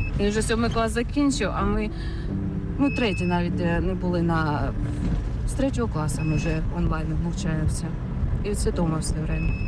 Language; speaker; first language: Ukrainian; native; Ukrainian